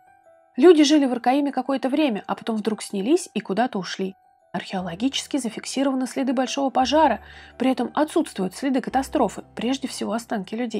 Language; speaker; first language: Russian; native; Russian